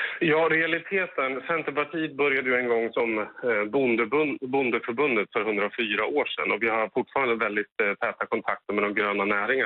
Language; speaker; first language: Swedish; native; Swedish